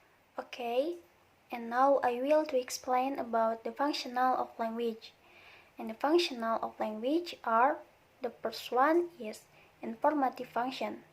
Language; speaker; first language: English; non-native, learner; Indonesian